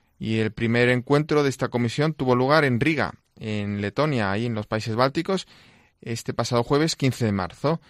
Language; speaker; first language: Spanish; non-native, local second language; Catalan